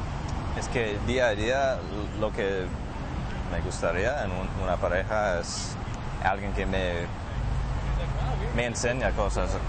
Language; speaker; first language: Spanish; non-native, fluent; English